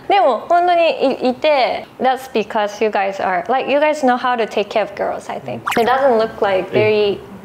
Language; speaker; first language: English; non-native, fluent; Japanese